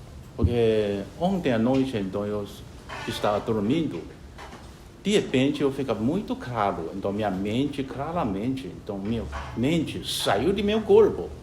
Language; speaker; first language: Portuguese; non-native, fluent; Chinese